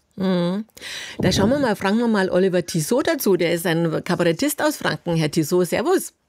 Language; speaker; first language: German; native; German